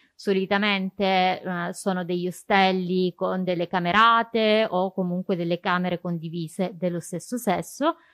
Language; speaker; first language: Italian; native; Italian